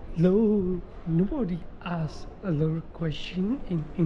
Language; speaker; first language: English; non-native, learner; Burmese